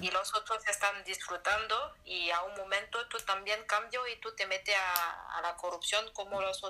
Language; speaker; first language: Spanish; non-native, learner; French